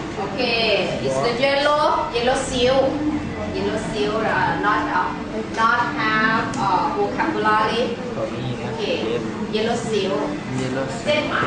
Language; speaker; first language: English; non-native, learner; Thai